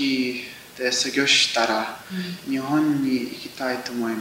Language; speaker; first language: Japanese; non-native, learner; English